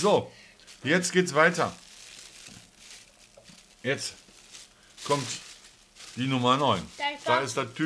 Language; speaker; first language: German; native; German